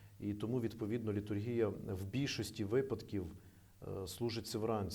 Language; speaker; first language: Ukrainian; native; Ukrainian